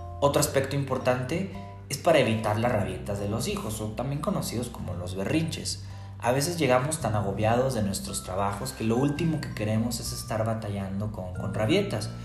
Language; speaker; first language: Spanish; native; Spanish